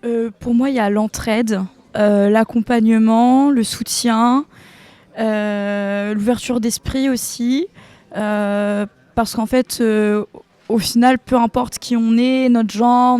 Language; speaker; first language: French; native; French